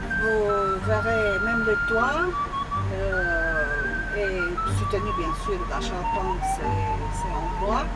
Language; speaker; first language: French; non-native, fluent; Romanian